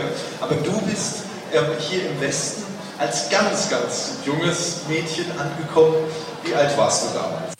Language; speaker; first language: German; native; German